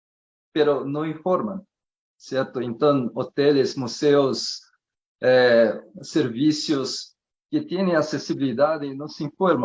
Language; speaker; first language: Spanish; non-native, learner; Portuguese